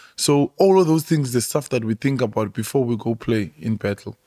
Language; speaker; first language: English; non-native, local second language; Xhosa